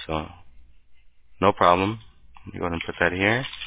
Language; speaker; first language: English; early bilingual, other home language; Spanish